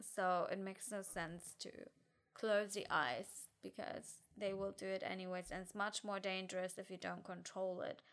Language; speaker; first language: English; non-native, fluent; German